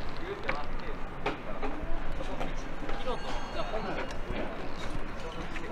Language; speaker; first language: Japanese; native; Japanese